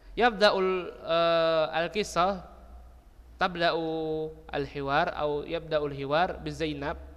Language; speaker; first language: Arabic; non-native, fluent; Indonesian